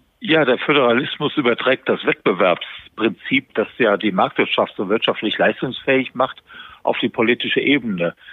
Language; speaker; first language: German; native; German